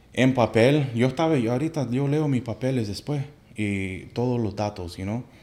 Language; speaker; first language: Spanish; early bilingual, heritage; Spanish